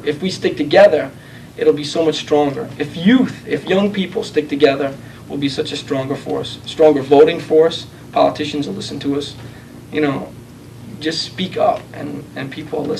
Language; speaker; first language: English; native; English